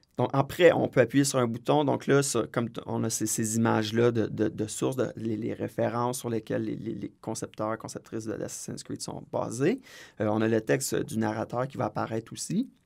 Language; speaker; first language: French; native; French